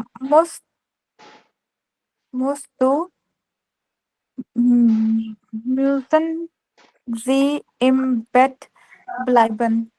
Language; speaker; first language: German; non-native, learner; Urdu